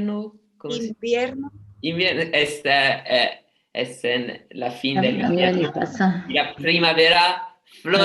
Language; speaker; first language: Spanish; non-native, learner; French